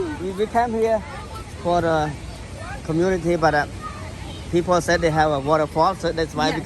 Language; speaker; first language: English; non-native, learner; Khmer